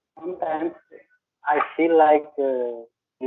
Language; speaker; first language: English; non-native, learner; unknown